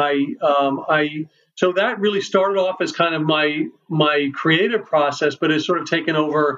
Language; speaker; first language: English; native; English